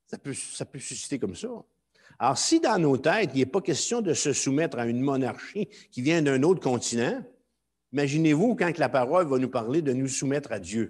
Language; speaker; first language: French; native; French